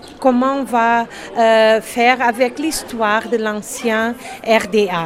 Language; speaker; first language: French; non-native, learner; German